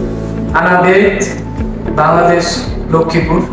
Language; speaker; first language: Arabic; non-native, learner; Bangla